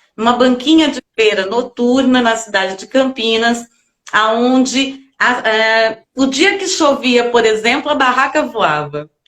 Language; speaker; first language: Portuguese; native; Portuguese